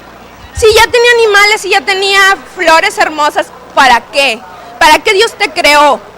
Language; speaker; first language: Spanish; native; Spanish